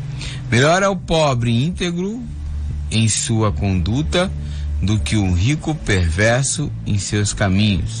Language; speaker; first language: Portuguese; native; Portuguese